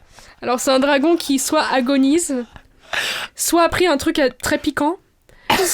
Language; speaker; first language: French; native; French